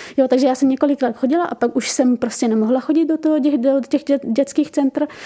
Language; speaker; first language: Czech; early bilingual, other home language; Persian